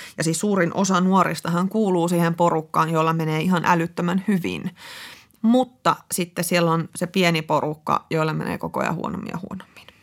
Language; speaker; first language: Finnish; native; Finnish